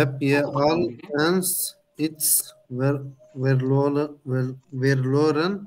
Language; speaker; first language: Dutch; non-native, learner; Turkish